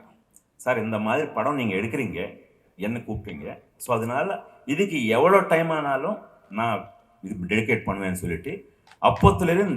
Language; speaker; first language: Tamil; non-native, local second language; Telugu